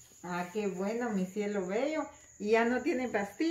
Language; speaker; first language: Spanish; native; Spanish